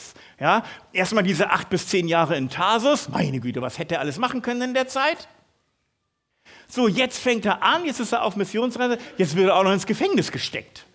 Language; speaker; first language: German; native; German